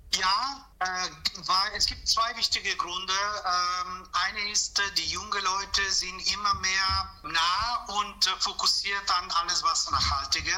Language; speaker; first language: German; non-native, fluent; Italian